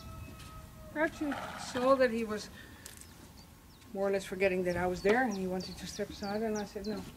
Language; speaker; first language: English; non-native, fluent; Dutch